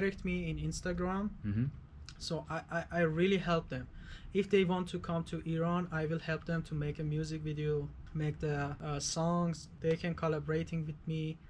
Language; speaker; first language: English; non-native, fluent; Persian